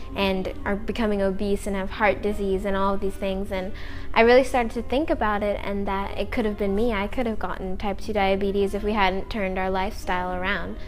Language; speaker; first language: English; native; English